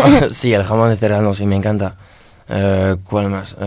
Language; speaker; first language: Spanish; non-native, learner; French